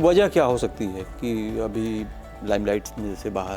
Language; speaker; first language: Hindi; native; Hindi